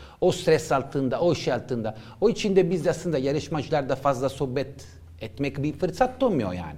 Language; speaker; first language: Turkish; non-native, learner; Italian